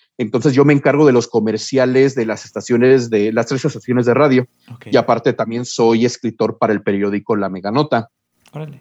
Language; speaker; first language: Spanish; early bilingual, heritage; Spanish